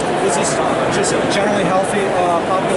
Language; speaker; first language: English; native; English